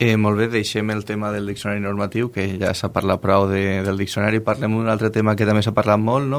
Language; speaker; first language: Catalan; native; Catalan